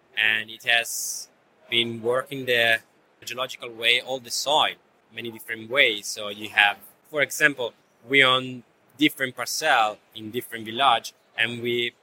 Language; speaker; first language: English; non-native, fluent; Italian